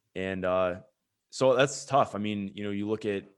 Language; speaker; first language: English; native; English